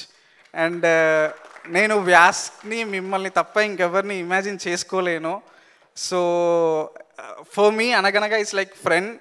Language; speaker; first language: Telugu; native; Telugu